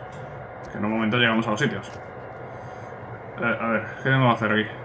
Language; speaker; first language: Spanish; native; Spanish